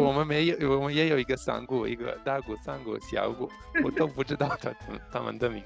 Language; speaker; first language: Chinese; non-native, fluent; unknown